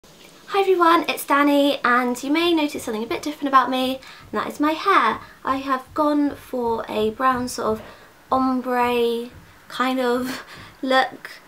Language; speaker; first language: English; native; English